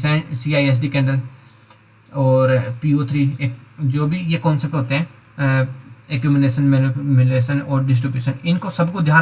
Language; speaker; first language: Hindi; native; Hindi